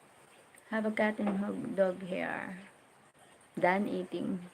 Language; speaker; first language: English; non-native, learner; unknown